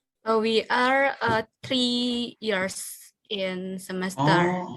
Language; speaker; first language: English; non-native, learner; Indonesian